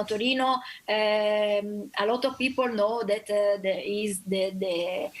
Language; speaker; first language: English; non-native, learner; Italian